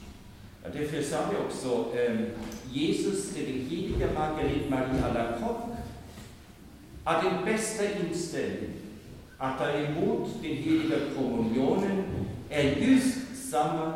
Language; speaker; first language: Swedish; non-native, fluent; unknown